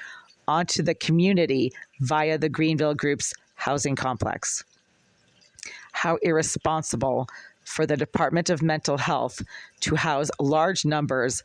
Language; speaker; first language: English; native; English